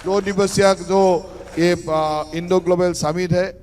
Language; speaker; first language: Hindi; non-native, local second language; Assamese